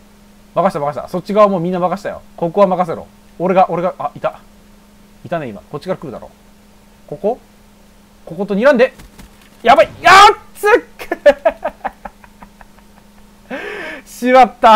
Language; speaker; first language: Japanese; native; Japanese